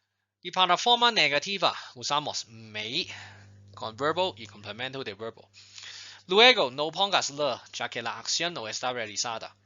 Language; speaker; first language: Spanish; non-native, fluent; Chinese